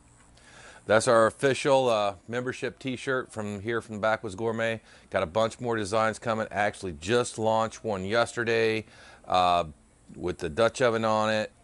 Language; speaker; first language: English; native; English